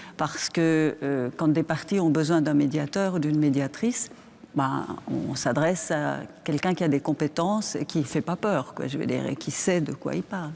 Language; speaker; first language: French; native; French